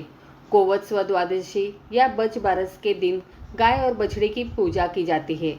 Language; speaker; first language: Hindi; native; Hindi